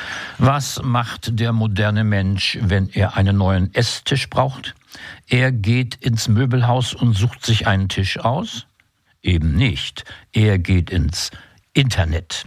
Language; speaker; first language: German; native; German